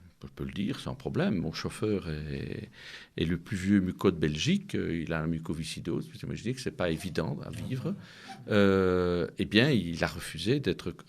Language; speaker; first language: French; native; French